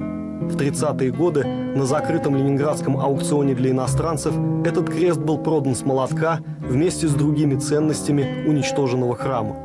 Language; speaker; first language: Russian; native; Russian